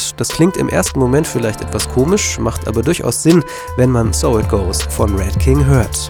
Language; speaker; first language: German; native; German